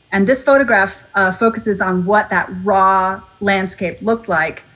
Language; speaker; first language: English; native; English